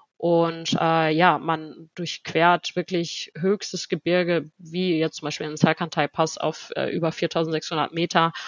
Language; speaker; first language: German; native; German